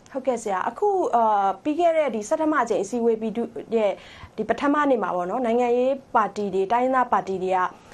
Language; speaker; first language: Burmese; native; Burmese